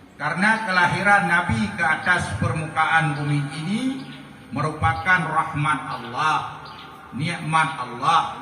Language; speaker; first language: Malay; non-native, local second language; Achinese